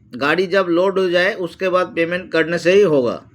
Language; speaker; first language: Hindi; non-native, local second language; Bangla